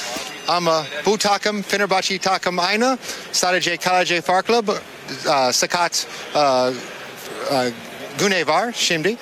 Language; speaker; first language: Turkish; non-native, learner; English